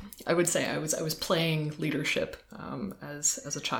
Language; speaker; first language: English; native; English